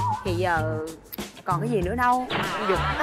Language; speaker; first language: Vietnamese; native; Vietnamese